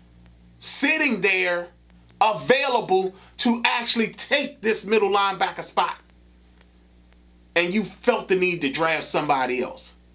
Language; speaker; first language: English; native; English